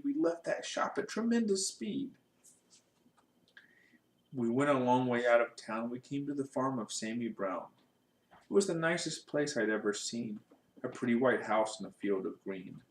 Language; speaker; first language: English; native; English